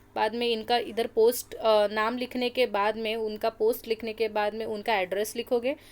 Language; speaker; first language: Hindi; non-native, local second language; Marathi